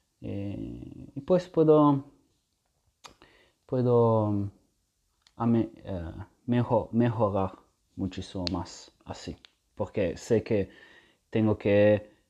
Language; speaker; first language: Spanish; non-native, fluent; Italian